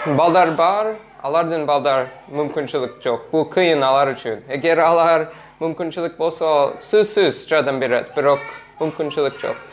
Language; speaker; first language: Kyrgyz; non-native, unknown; English